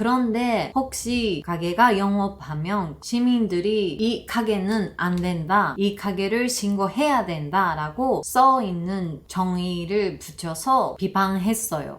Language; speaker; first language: Korean; non-native, learner; Japanese